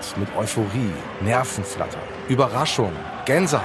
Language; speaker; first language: German; native; German